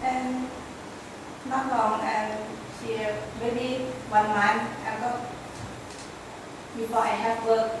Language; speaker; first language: English; non-native, learner; Thai